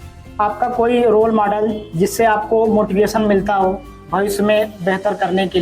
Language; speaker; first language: Hindi; native; Hindi